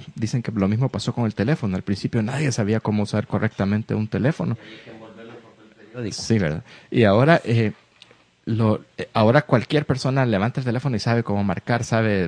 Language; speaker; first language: Spanish; native; Spanish